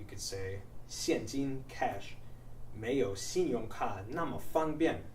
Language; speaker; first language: Chinese; non-native, fluent; English